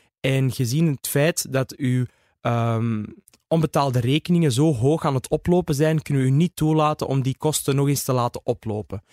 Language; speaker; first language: Dutch; early bilingual, other home language; Arabic